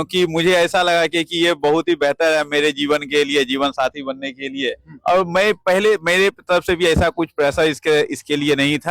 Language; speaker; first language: Hindi; native; Hindi